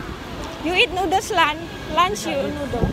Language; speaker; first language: English; non-native, learner; Indonesian